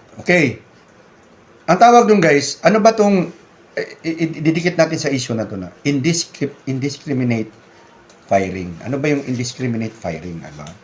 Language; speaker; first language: Filipino; non-native, local second language; Cebuano